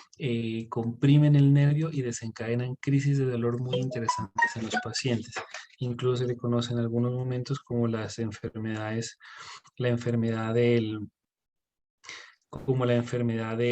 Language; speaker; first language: Spanish; native; Spanish